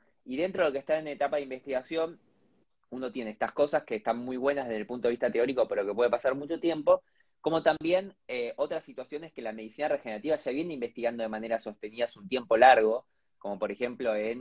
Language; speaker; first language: Spanish; native; Spanish